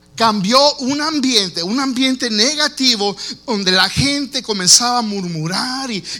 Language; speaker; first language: Spanish; early bilingual, heritage; Spanish